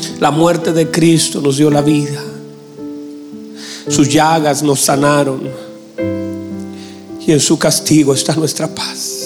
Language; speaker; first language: Spanish; native; Spanish